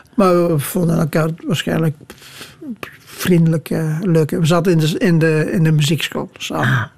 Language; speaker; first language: Dutch; native; Dutch